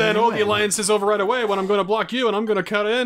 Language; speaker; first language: English; native; English